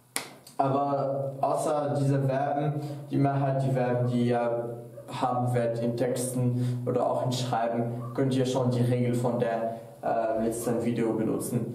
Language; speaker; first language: German; non-native, fluent; French